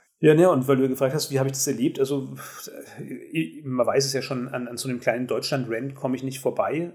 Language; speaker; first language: German; native; German